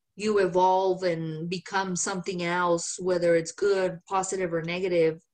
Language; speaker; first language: English; non-native, fluent; Spanish